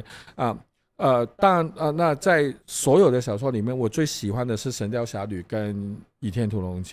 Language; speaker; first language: Chinese; non-native, local second language; Cantonese